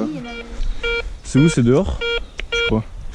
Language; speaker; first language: French; native; French